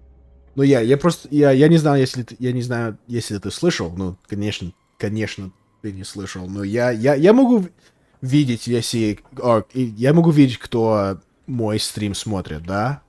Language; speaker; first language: Russian; non-native, learner; English